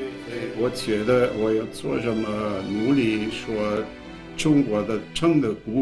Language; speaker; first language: Chinese; non-native, fluent; German